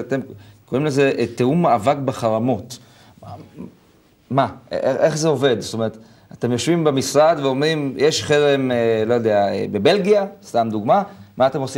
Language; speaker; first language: Hebrew; native; Hebrew